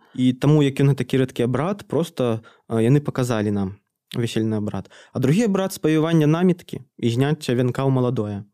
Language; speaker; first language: Belarusian; native; Belarusian